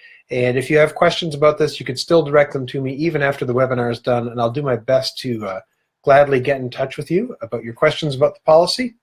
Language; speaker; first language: English; native; English